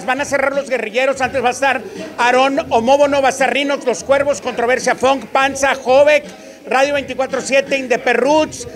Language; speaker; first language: Spanish; native; Spanish